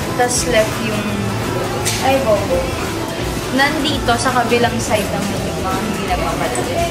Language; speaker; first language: Filipino; native; Filipino